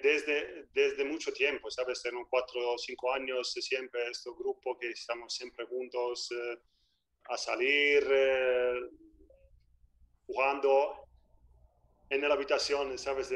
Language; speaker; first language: Spanish; non-native, fluent; Italian